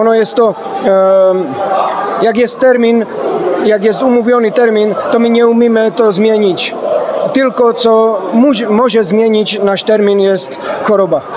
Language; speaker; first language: Polish; non-native, learner; Czech